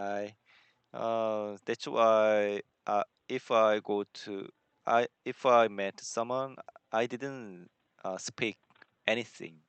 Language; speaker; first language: English; non-native, learner; Korean